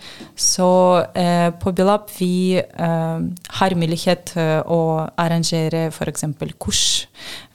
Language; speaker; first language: Norwegian; non-native, learner; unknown